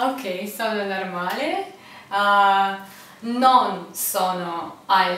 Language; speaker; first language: Italian; non-native, learner; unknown